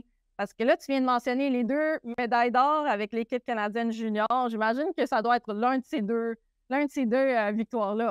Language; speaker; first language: French; native; French